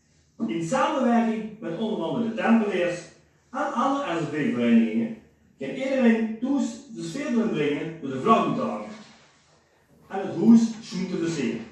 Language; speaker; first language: Dutch; native; Dutch